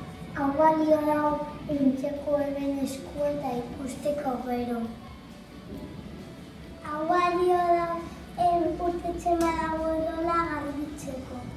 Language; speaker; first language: Basque; non-native, local second language; Spanish